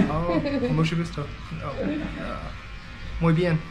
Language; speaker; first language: Spanish; non-native, learner; English